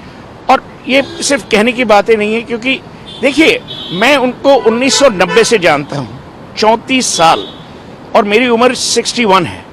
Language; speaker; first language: Hindi; native; Hindi